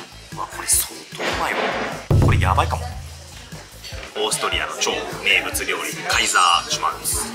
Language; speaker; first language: Japanese; native; Japanese